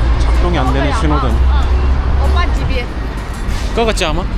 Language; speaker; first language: Korean; native; Korean